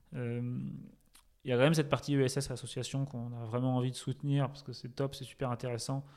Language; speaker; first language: French; native; French